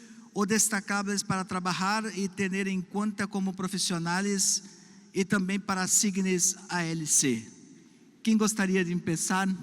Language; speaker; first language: Spanish; non-native, learner; Portuguese